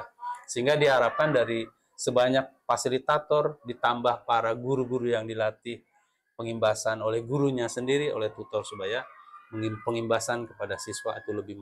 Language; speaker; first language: Indonesian; native; Indonesian